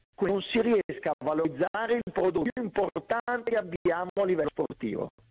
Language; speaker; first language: Italian; native; Italian